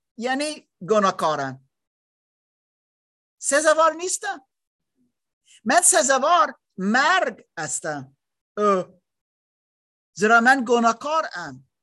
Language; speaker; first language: Persian; non-native, learner; German